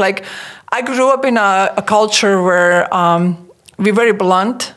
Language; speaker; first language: English; non-native, fluent; Hungarian